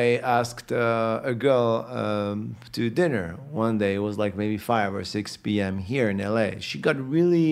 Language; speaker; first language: English; non-native, fluent; Arabic